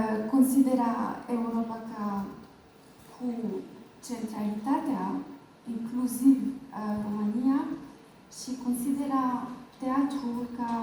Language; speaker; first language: Romanian; non-native, learner; French